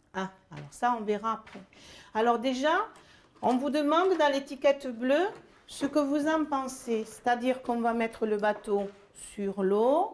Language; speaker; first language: French; native; French